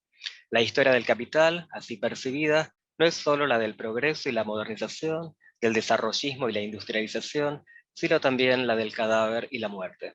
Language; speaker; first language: Spanish; native; Spanish